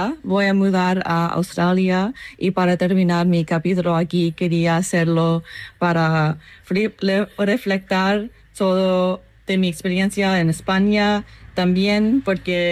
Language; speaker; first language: Spanish; non-native, fluent; English